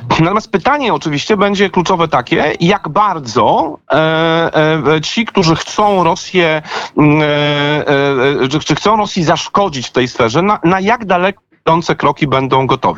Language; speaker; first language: Polish; native; Polish